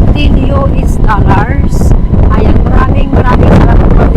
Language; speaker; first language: Filipino; native; Filipino